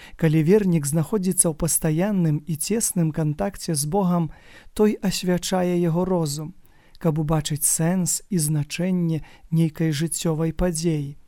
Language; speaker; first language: Belarusian; native; Belarusian